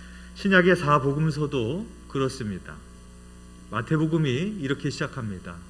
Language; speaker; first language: Korean; native; Korean